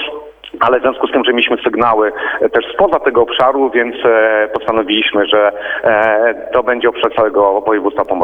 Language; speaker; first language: Polish; native; Polish